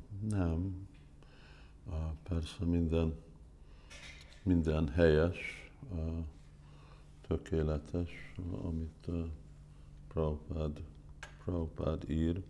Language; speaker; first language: Hungarian; early bilingual, heritage; Hungarian